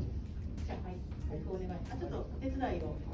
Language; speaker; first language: Japanese; native; Japanese